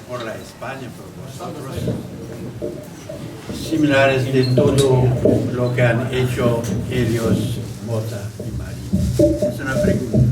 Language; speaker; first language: Spanish; non-native, learner; Romanian